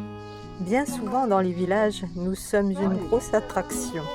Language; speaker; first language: French; native; French